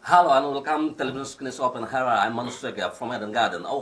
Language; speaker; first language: English; non-native, local second language; Assamese